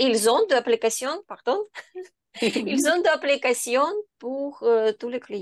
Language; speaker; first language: French; non-native, learner; Ukrainian